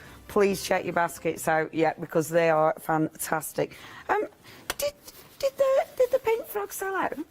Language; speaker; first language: English; native; English